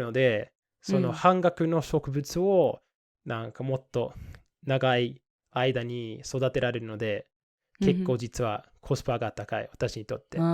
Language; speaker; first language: Japanese; non-native, fluent; English